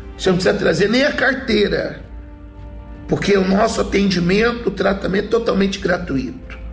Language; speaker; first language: Portuguese; native; Portuguese